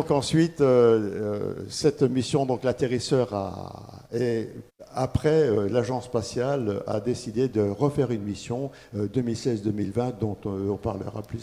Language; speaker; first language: French; native; French